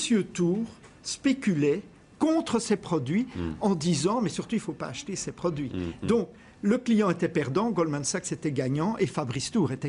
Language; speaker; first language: French; native; French